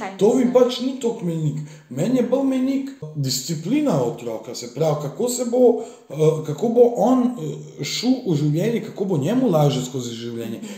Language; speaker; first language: Slovenian; early bilingual, other home language; Bosnian